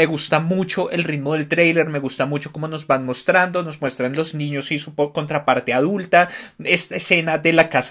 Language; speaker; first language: Spanish; native; Spanish